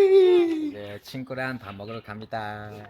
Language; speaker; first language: Korean; non-native, fluent; Chinese